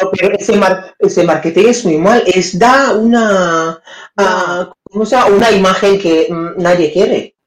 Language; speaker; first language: Spanish; non-native, learner; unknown